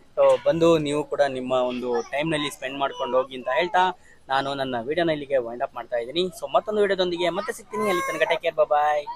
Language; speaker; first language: Kannada; native; Kannada